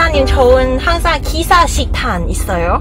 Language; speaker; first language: Korean; non-native, learner; Cantonese